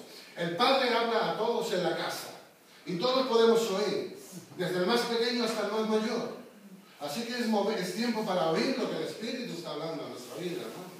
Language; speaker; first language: Spanish; native; Spanish